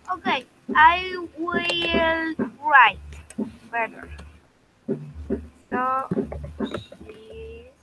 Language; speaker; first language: English; non-native, learner; Spanish